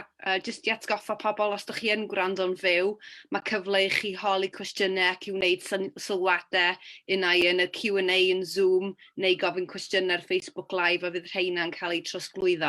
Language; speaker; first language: Welsh; native; Welsh